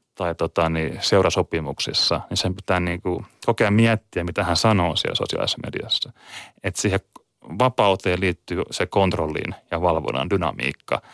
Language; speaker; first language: Finnish; native; Finnish